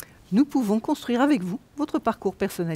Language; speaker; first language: French; native; French